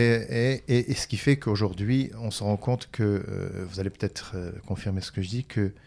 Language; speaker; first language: French; non-native, local second language; Arabic